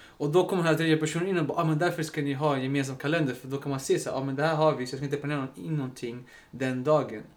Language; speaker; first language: Swedish; early bilingual, other home language; Spanish